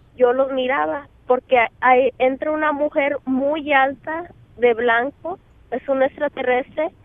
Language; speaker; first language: Spanish; native; Spanish